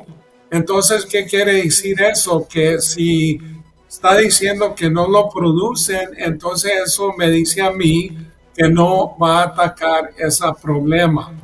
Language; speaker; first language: Spanish; early bilingual, heritage; Spanish